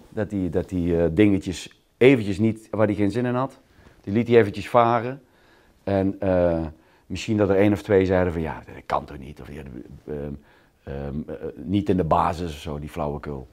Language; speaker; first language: Dutch; native; Dutch